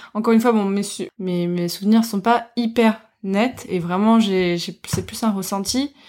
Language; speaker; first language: French; early bilingual, heritage; French